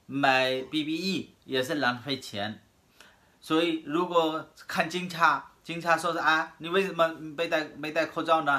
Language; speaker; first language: Chinese; non-native, fluent; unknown